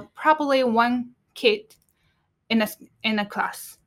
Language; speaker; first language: English; non-native, learner; Japanese